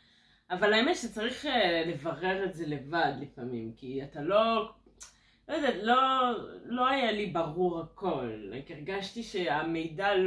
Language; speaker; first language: Hebrew; non-native, fluent; French